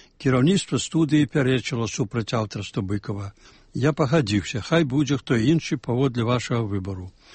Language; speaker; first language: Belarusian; native; Belarusian